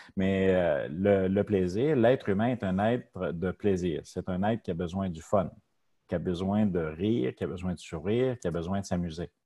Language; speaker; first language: French; native; French